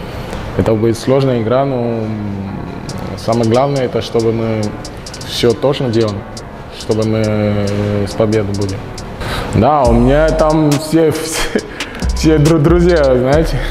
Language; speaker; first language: Russian; non-native, learner; French